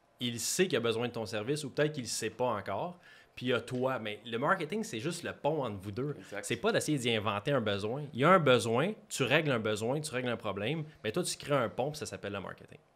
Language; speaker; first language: French; native; French